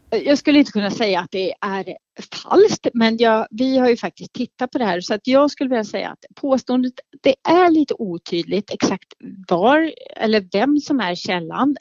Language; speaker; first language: Swedish; native; Swedish